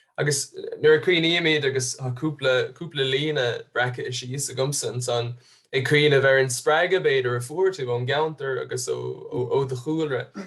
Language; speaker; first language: Irish; native; Irish